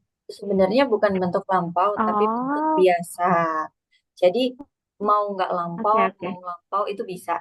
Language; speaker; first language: Indonesian; native; Indonesian